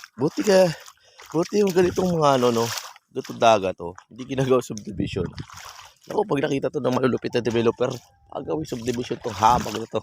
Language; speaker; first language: Filipino; non-native, local second language; Bikol